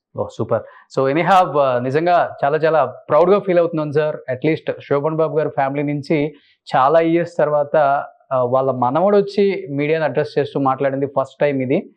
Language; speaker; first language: Telugu; native; Telugu